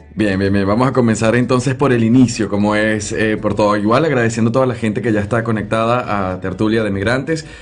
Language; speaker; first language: Spanish; native; Spanish